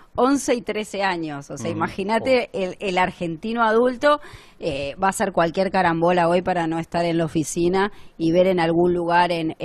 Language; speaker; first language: Spanish; native; Spanish